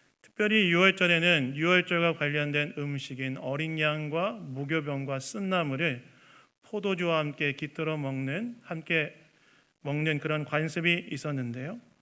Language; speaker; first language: Korean; native; Korean